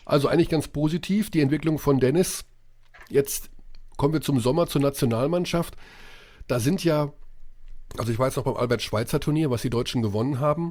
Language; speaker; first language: German; native; German